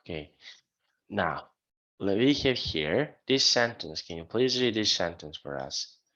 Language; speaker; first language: English; non-native, fluent; Serbian